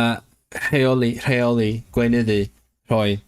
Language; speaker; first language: Welsh; non-native, learner; Cantonese